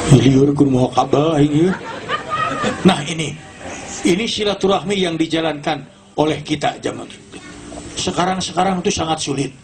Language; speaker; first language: Indonesian; non-native, local second language; Sundanese